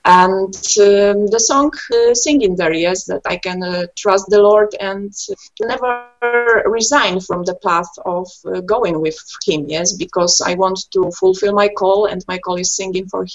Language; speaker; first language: English; non-native, fluent; Polish